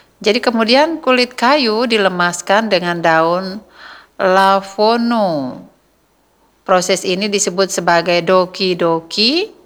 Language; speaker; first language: Indonesian; native; Indonesian